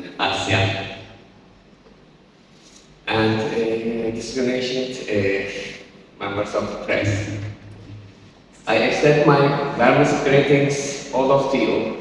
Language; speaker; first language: English; non-native, learner; Turkish